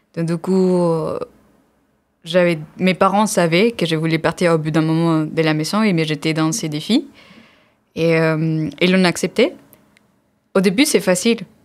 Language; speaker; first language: French; non-native, fluent; Spanish